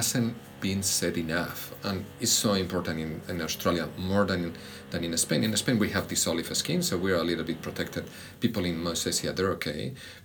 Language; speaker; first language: English; non-native, fluent; Spanish